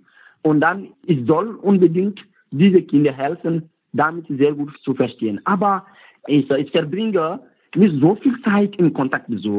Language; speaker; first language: German; non-native, learner; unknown